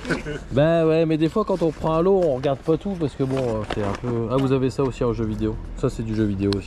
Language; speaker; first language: French; native; French